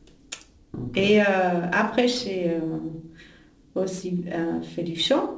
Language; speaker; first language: French; non-native, local second language; German